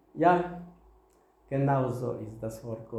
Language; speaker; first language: German; non-native, learner; Russian